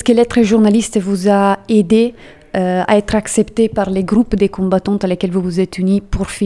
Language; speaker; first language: French; native; French